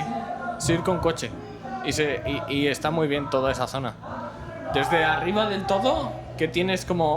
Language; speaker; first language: Spanish; native; Spanish